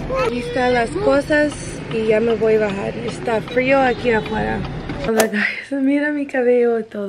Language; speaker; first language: Spanish; non-native, learner; English